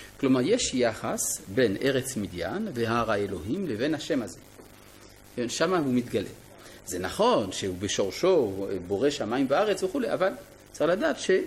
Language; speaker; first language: Hebrew; non-native, fluent; French